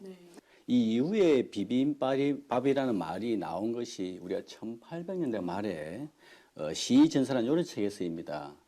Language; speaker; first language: Korean; native; Korean